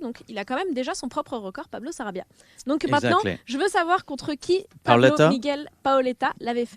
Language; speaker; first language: French; native; French